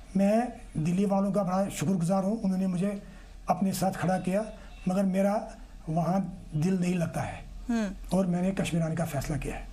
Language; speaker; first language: Hindi; non-native, local second language; Kashmiri